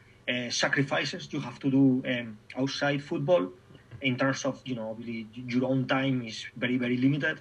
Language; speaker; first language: English; non-native, fluent; Spanish